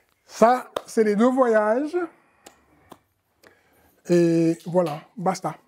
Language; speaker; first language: French; non-native, fluent; English